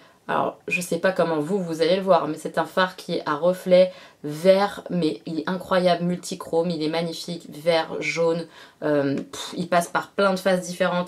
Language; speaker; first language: French; native; French